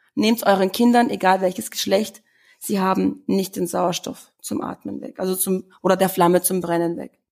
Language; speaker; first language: German; early bilingual, other home language; Albanian